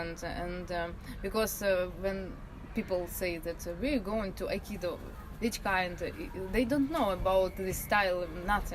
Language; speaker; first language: English; non-native, learner; Russian